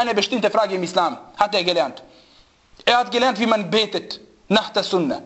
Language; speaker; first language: German; non-native, fluent; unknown